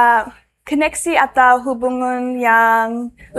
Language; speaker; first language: Indonesian; non-native, learner; English